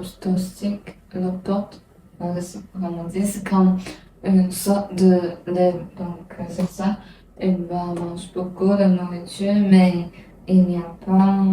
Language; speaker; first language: French; non-native, learner; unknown